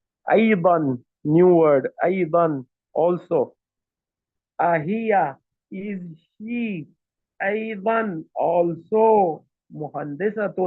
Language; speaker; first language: Arabic; non-native, fluent; Urdu